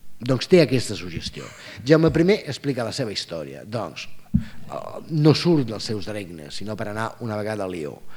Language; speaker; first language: Catalan; non-native, fluent; Italian